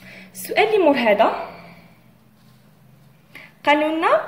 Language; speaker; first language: Arabic; native; Arabic